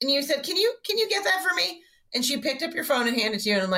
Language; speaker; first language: English; native; English